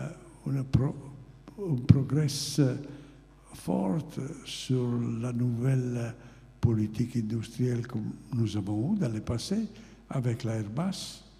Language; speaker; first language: French; non-native, fluent; Italian